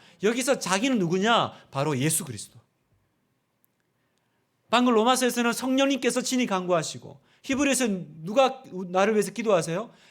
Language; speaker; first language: Korean; native; Korean